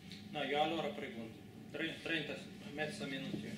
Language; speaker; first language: Italian; non-native, learner; Spanish